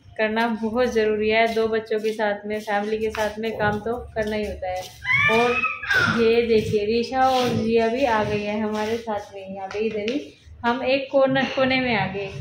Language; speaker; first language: Hindi; native; Hindi